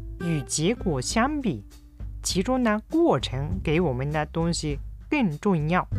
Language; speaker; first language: Chinese; non-native, fluent; Japanese